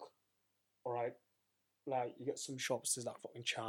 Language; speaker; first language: English; native; English